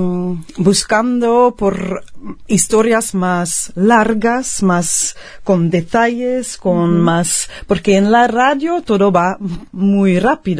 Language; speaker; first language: Spanish; non-native, fluent; Dutch